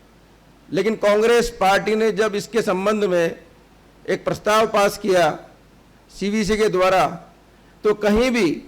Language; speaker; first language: Hindi; native; Hindi